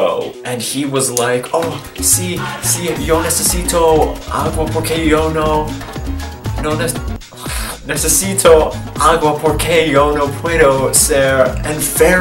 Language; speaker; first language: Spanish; non-native, learner; English